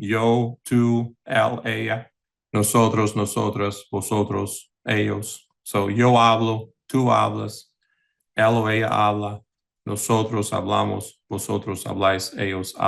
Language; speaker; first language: Spanish; early bilingual, heritage; English